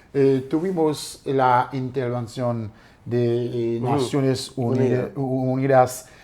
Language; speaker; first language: Spanish; non-native, fluent; Haitian Creole